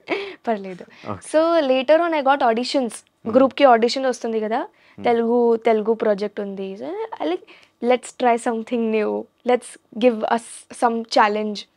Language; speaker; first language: Telugu; non-native, learner; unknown